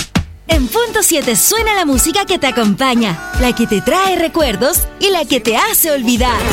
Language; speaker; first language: Spanish; native; Spanish